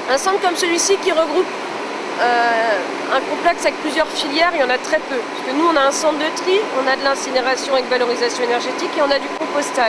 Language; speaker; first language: French; native; French